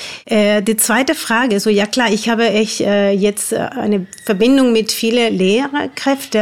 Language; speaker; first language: German; non-native, fluent; Spanish